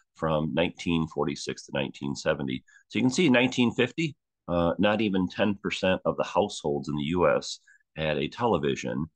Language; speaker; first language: English; native; English